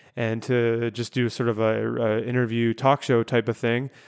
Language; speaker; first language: English; native; English